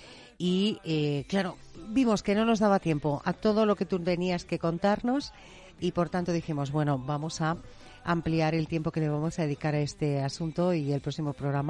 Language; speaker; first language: Spanish; native; Spanish